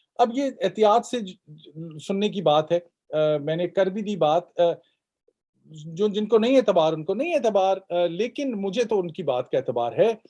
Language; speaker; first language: Urdu; native; Urdu